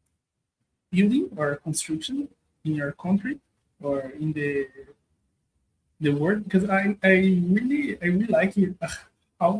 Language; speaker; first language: English; non-native, learner; Portuguese